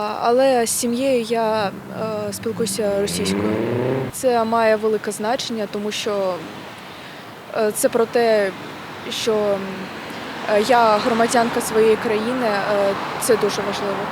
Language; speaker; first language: Ukrainian; non-native, local second language; Russian